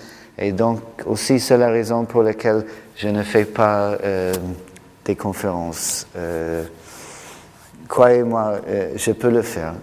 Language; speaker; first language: French; non-native, fluent; English